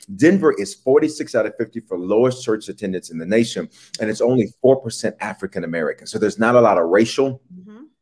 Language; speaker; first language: English; native; English